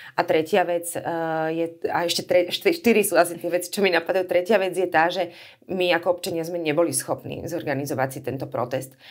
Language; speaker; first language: Slovak; native; Slovak